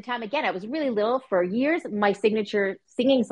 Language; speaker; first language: English; native; English